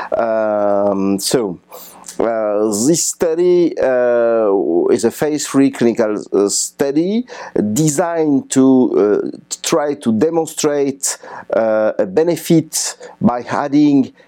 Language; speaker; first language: English; non-native, fluent; French